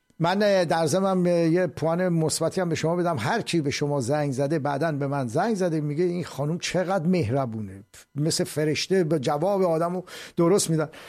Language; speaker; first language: Persian; native; Persian